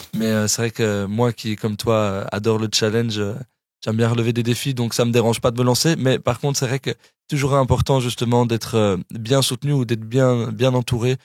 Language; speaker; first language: French; native; French